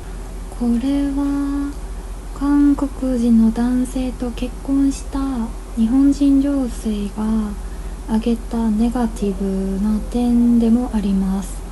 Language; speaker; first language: Japanese; non-native, fluent; Korean